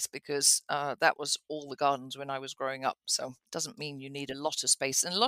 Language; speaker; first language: English; native; English